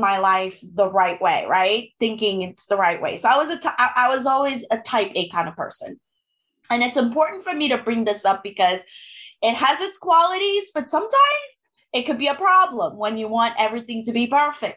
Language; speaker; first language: English; non-native, fluent; French